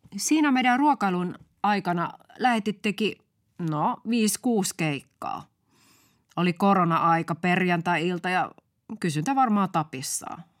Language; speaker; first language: Finnish; native; Finnish